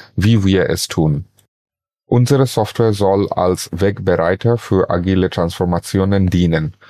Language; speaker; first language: German; non-native, fluent; Bangla